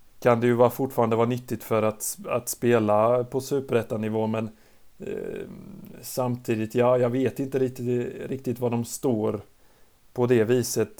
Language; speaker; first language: Swedish; native; Swedish